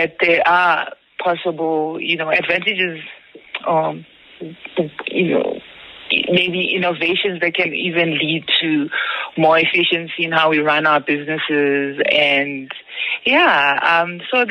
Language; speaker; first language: English; non-native, local second language; Zulu